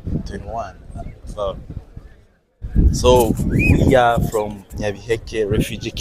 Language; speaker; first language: English; non-native, learner; Kinyarwanda